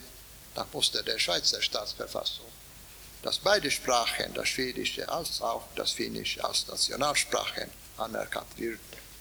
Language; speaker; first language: German; non-native, fluent; Swedish